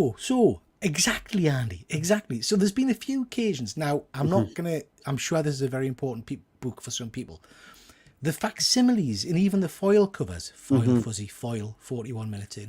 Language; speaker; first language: English; native; English